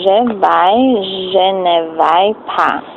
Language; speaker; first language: French; non-native, learner; English